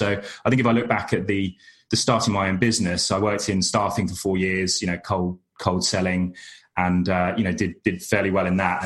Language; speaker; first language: English; native; English